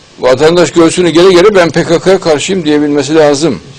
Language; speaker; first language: Turkish; native; Turkish